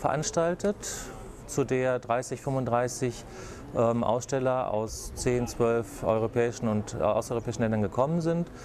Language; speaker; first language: German; native; German